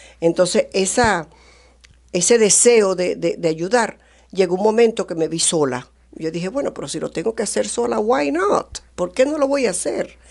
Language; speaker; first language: Spanish; native; Spanish